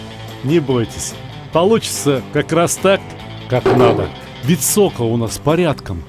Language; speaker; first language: Russian; native; Russian